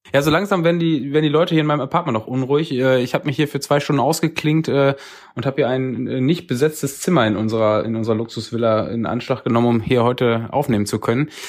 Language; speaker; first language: German; native; German